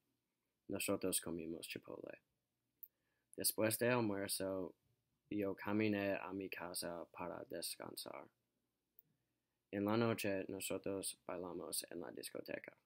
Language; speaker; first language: Spanish; non-native, learner; English